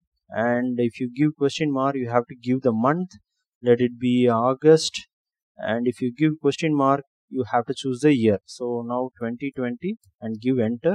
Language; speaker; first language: English; non-native, local second language; Tamil